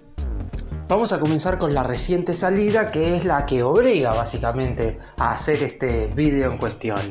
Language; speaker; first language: Spanish; native; Spanish